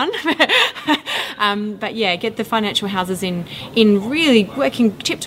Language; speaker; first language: English; native; English